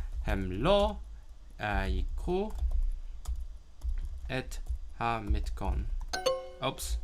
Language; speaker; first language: Hebrew; non-native, learner; Cantonese